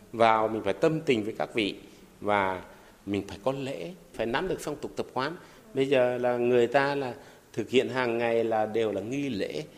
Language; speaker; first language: Vietnamese; non-native, local second language; Tày